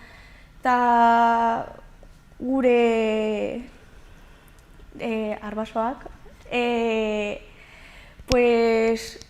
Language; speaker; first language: Basque; non-native, local second language; Spanish